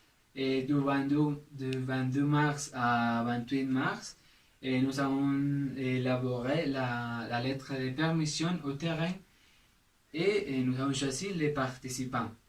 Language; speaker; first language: French; non-native, learner; Spanish